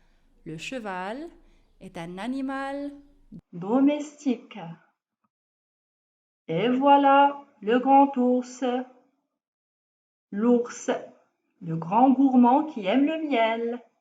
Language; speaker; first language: French; non-native, local second language; Arabic